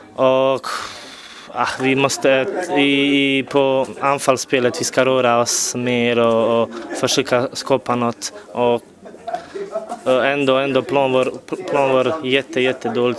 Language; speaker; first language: Swedish; non-native, fluent; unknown